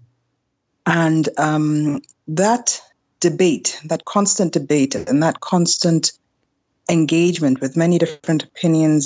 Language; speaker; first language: English; non-native, local second language; German